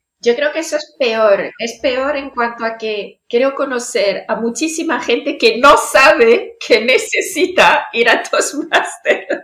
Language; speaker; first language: Spanish; non-native, fluent; French